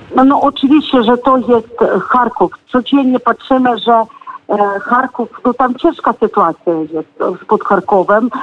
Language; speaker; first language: Polish; non-native, fluent; Ukrainian